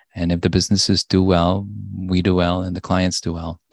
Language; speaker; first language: English; non-native, fluent; Polish